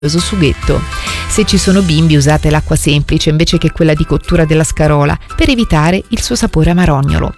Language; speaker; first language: Italian; native; Italian